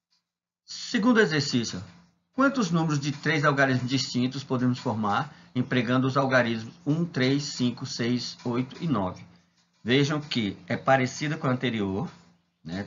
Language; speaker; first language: Portuguese; native; Portuguese